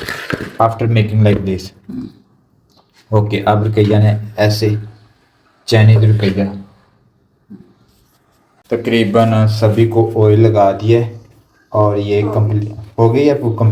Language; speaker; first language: Hindi; non-native, local second language; Punjabi